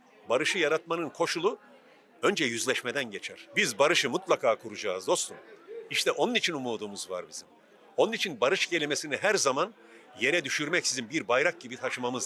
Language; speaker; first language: Turkish; native; Turkish